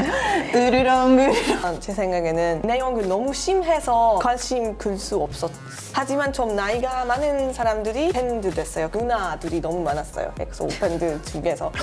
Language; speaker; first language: Korean; non-native, fluent; Hungarian